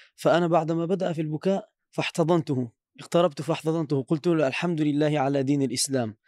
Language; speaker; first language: Arabic; non-native, fluent; Turkish